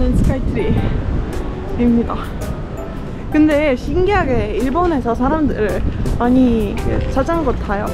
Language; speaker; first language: Korean; non-native, fluent; Estonian